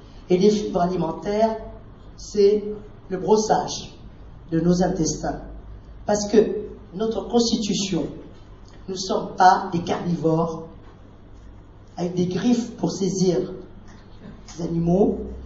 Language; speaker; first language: French; non-native, fluent; Vietnamese